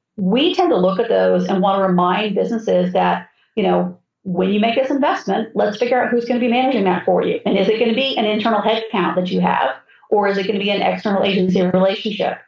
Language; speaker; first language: English; native; English